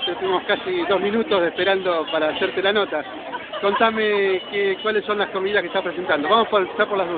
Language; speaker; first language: Spanish; native; Spanish